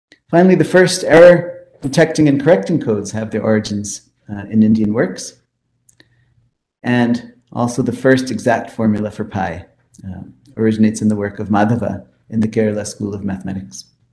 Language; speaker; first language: English; early bilingual, other home language; Hindi